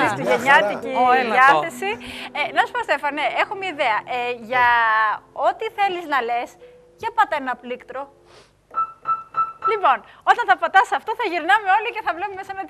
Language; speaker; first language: Greek; native; Greek